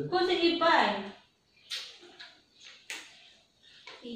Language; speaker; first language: Chinese; non-native, learner; Filipino